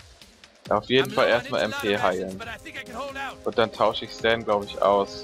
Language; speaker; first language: German; native; German